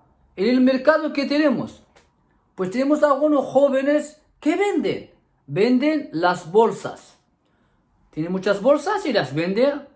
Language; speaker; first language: Spanish; non-native, fluent; Arabic